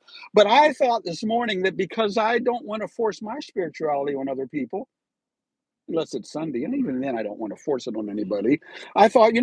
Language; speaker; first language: English; native; English